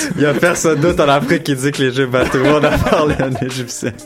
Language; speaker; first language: French; non-native, local second language; Arabic